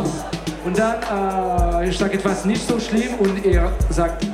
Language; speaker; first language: German; non-native, local second language; French